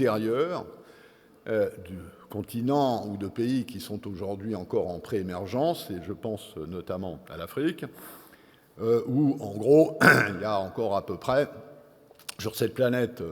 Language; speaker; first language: French; native; French